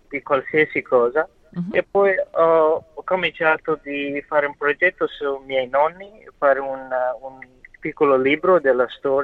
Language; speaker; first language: Italian; non-native, learner; English